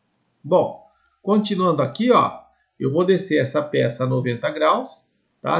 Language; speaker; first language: Portuguese; native; Portuguese